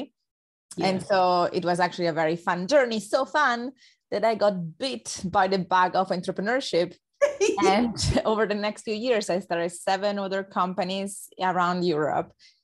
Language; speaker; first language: English; non-native, fluent; Italian